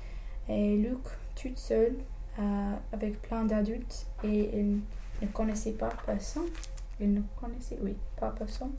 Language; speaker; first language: French; non-native, learner; English